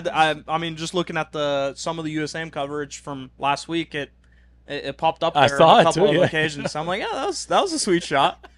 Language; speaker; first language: English; non-native, fluent; Norwegian